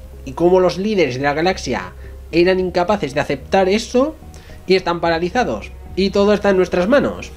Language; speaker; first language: Spanish; native; Spanish